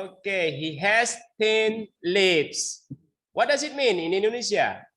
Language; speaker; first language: English; non-native, learner; Indonesian